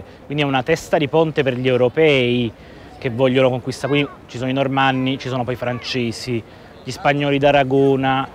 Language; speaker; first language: Italian; native; Italian